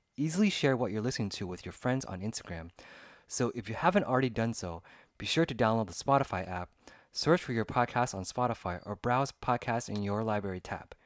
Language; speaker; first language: English; native; English